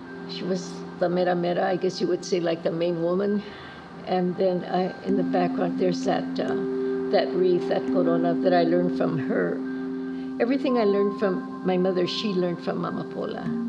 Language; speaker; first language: English; early bilingual, other home language; Spanish